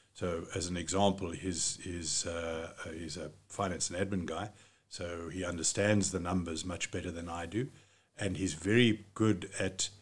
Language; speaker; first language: English; native; English